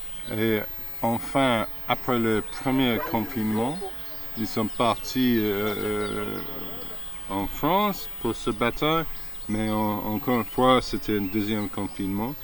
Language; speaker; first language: French; non-native, fluent; English